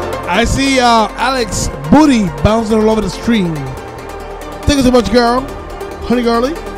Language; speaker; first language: English; native; English